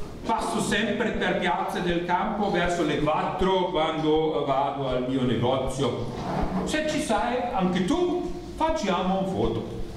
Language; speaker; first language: Italian; non-native, learner; German